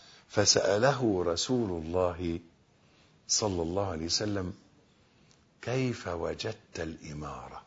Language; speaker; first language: Arabic; native; Arabic